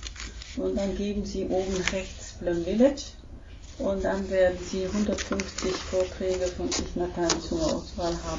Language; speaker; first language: German; non-native, fluent; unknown